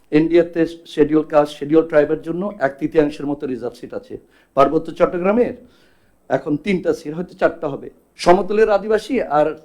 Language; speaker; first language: Bangla; non-native, local second language; Chakma